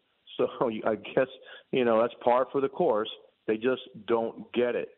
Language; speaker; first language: English; early bilingual, other home language; Spanish